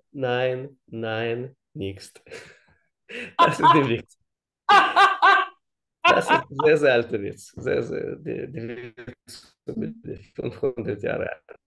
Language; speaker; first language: German; non-native, learner; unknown